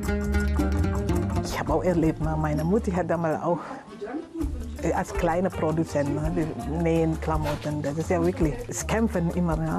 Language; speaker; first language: German; non-native, learner; Indonesian